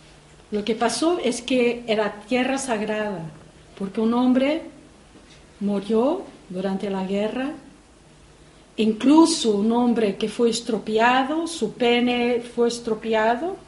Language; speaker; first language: Spanish; non-native, fluent; Portuguese